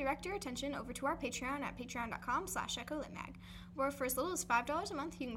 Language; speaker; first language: English; native; English